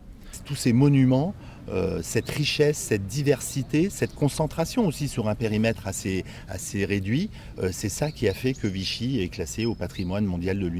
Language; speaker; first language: French; native; French